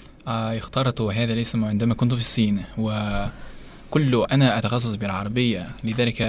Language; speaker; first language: Arabic; non-native, learner; Chinese